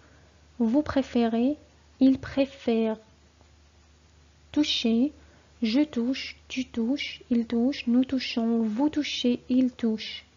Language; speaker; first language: French; non-native, fluent; Arabic